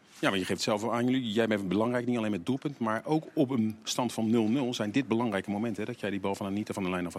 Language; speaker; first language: Dutch; native; Dutch